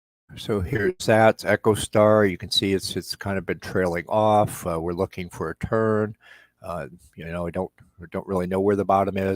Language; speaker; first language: English; native; English